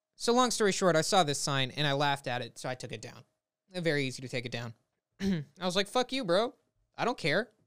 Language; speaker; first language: English; native; English